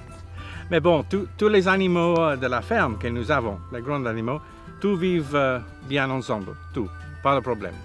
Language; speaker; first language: French; non-native, learner; English